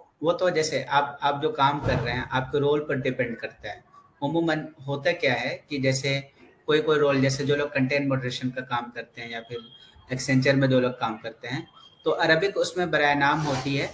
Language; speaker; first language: Hindi; native; Hindi